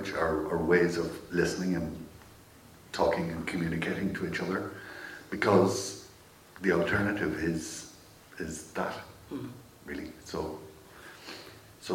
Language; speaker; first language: English; native; English